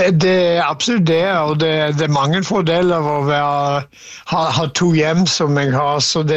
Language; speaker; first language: Norwegian; non-native, fluent; English